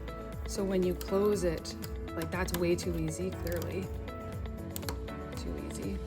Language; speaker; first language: English; native; English